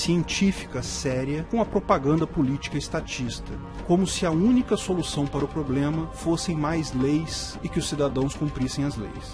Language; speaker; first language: Portuguese; native; Portuguese